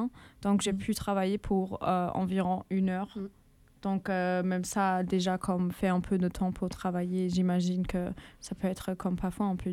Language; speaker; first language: French; non-native, fluent; German